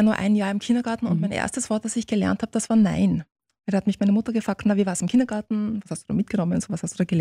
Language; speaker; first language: German; early bilingual, other home language; Turkish